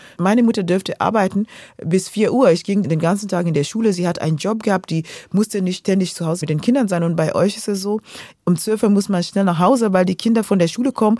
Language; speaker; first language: German; non-native, fluent; Luo (Kenya and Tanzania)